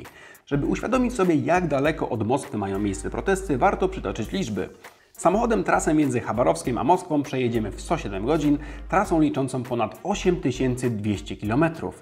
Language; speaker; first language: Polish; native; Polish